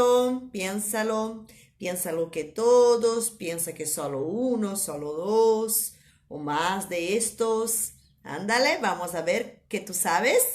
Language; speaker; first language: Spanish; non-native, fluent; Portuguese